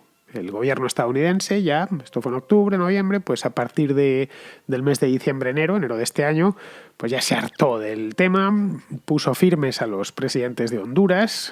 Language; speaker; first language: Spanish; native; Spanish